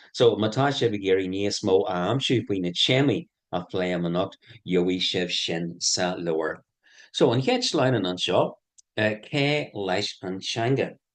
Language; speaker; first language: Irish; non-native, local second language; English